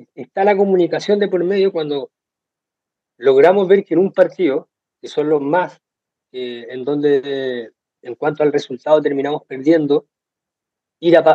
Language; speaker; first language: Spanish; native; Spanish